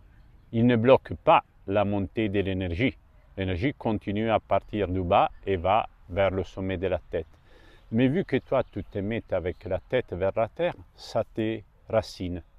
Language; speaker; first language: French; non-native, fluent; Italian